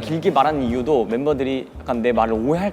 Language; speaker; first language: Korean; native; Korean